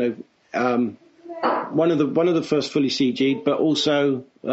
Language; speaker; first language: English; native; English